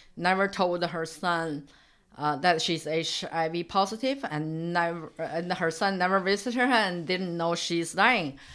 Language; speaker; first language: English; non-native, fluent; Chinese